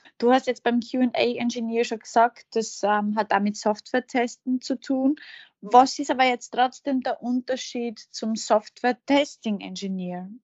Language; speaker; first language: German; native; German